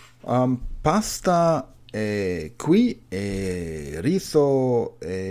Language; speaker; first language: Italian; non-native, learner; German